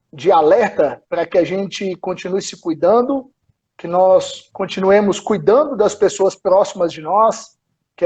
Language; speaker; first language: Portuguese; native; Portuguese